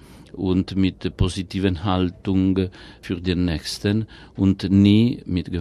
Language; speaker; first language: German; non-native, fluent; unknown